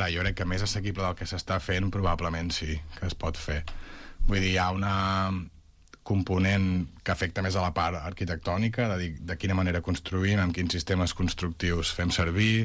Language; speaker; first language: Catalan; native; Catalan